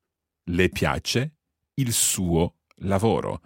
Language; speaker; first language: Italian; non-native, fluent; English